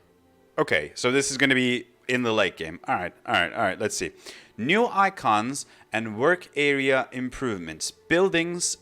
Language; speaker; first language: English; non-native, fluent; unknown